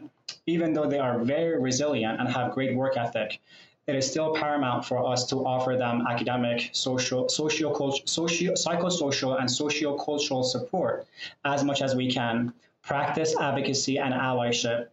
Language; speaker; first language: English; non-native, fluent; Persian